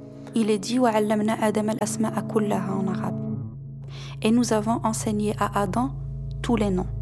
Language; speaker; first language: French; non-native, local second language; Arabic